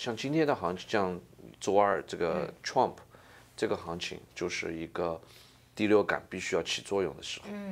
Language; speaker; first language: Chinese; native; Chinese